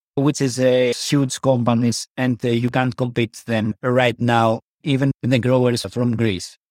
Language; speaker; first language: English; non-native, learner; Greek